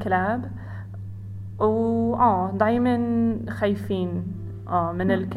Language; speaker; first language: Arabic; non-native, learner; English